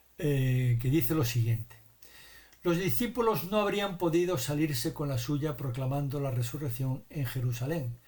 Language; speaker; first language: Spanish; native; Spanish